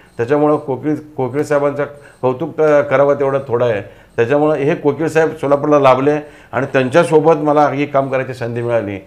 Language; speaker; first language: Marathi; non-native, local second language; Telugu